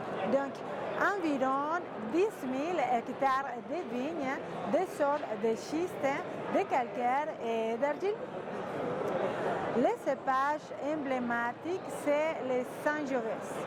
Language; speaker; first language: French; non-native, fluent; Spanish